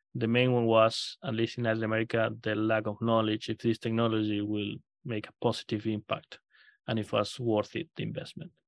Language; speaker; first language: English; non-native, fluent; Spanish